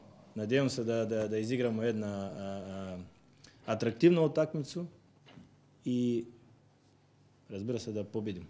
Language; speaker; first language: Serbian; non-native, learner; Bulgarian